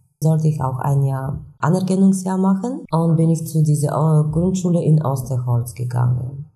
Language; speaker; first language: German; non-native, fluent; Bulgarian